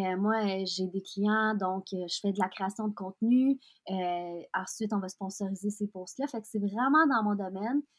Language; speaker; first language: French; early bilingual, other home language; Russian